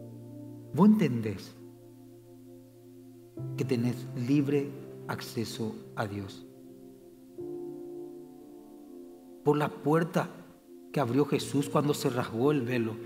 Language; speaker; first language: Spanish; native; Spanish